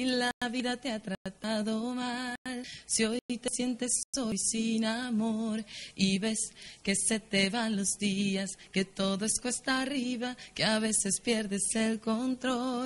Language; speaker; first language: Spanish; native; Spanish